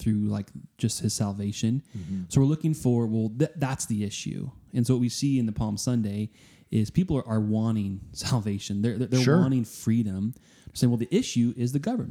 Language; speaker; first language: English; native; English